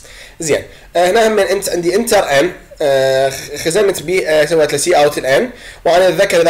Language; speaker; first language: Arabic; native; Arabic